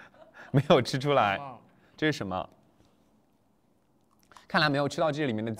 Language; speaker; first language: Chinese; native; Chinese